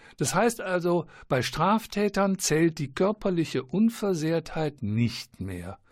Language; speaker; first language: German; native; German